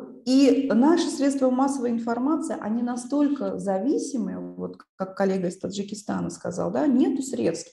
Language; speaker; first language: Russian; non-native, local second language; Uzbek